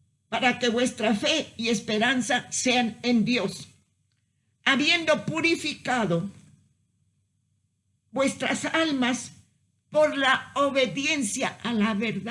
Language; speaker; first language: Spanish; native; Spanish